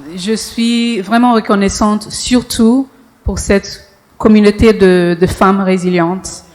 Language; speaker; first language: French; early bilingual, heritage; English